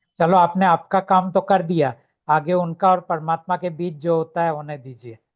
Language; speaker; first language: Hindi; non-native, local second language; Bangla